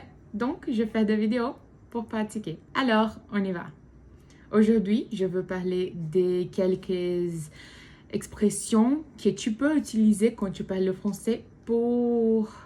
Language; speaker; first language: French; non-native, learner; Portuguese